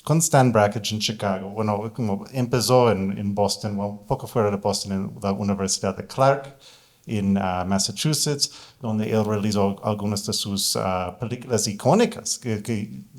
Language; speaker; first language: Spanish; non-native, fluent; English